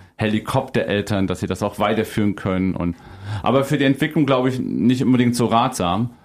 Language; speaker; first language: German; native; German